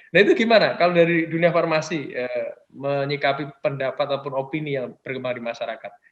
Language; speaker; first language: Indonesian; native; Indonesian